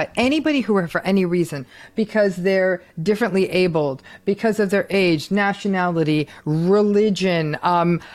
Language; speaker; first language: English; early bilingual, other home language; Hindi